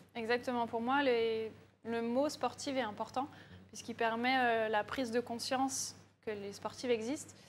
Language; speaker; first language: French; native; French